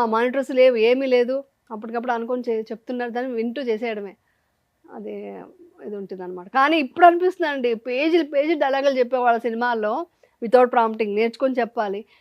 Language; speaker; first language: Telugu; native; Telugu